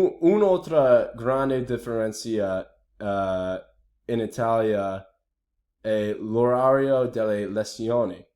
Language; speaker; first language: Italian; non-native, learner; English